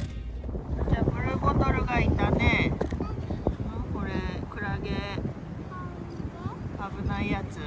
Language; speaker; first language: Japanese; native; Japanese